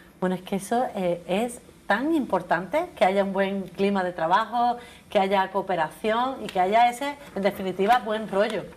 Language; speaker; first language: Spanish; native; Spanish